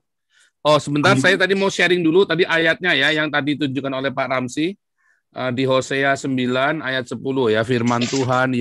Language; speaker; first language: Indonesian; native; Indonesian